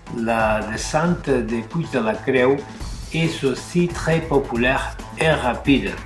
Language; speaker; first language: French; non-native, learner; Spanish